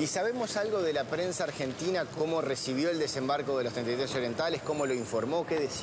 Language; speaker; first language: Spanish; native; Spanish